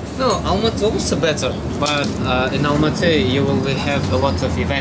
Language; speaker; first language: English; non-native, learner; Kazakh